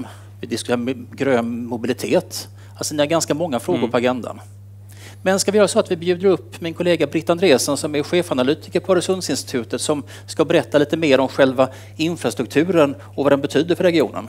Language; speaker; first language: Swedish; native; Swedish